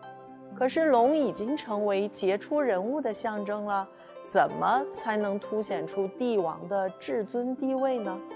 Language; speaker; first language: Chinese; native; Chinese